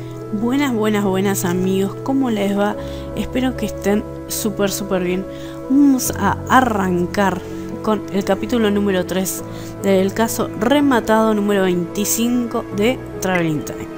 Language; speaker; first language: Spanish; native; Spanish